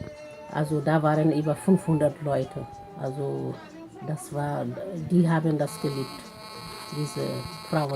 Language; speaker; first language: German; non-native, fluent; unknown